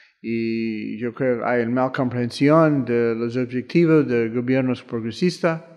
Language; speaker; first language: Spanish; non-native, fluent; English